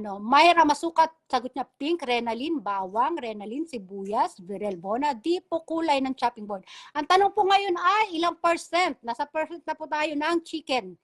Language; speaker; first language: Filipino; non-native, local second language; Bikol